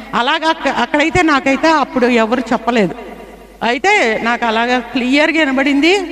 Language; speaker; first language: Telugu; non-native, fluent; Bangla